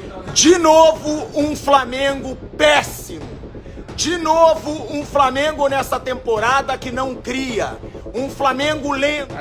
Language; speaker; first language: Portuguese; native; Portuguese